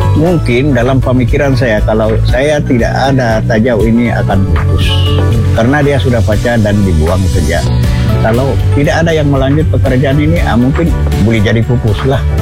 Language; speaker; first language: Malay; non-native, local second language; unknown